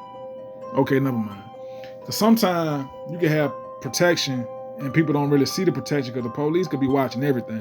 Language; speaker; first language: English; native; English